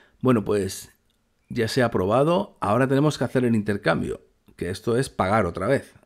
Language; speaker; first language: Spanish; native; Spanish